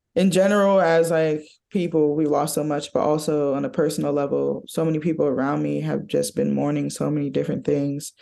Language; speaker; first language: English; native; English